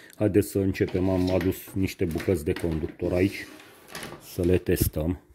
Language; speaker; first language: Romanian; non-native, local second language; Hungarian